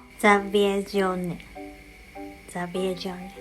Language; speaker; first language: Polish; non-native, learner; Japanese